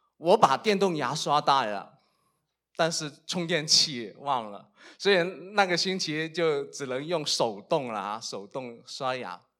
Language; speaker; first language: Chinese; non-native, local second language; Cantonese